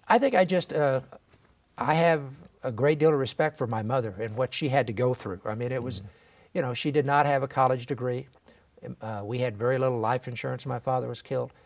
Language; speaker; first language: English; native; English